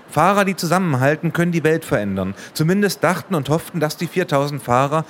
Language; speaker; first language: German; native; German